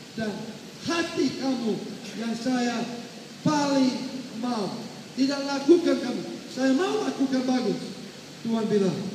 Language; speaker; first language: Indonesian; non-native, learner; English